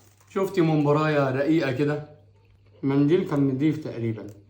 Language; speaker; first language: Arabic; native; Arabic